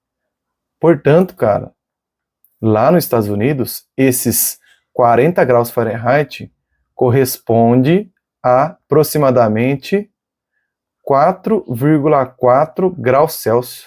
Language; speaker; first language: Portuguese; native; Portuguese